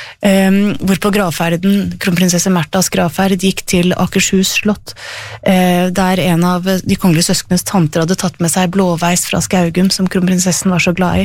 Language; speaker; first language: Norwegian; native; Norwegian